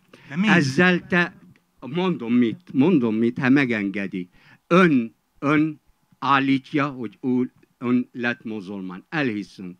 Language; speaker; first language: Hungarian; non-native, fluent; Arabic